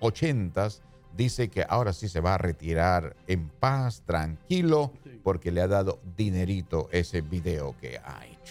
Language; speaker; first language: Spanish; native; Spanish